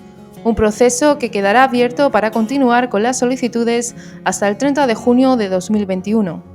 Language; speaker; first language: Spanish; native; Spanish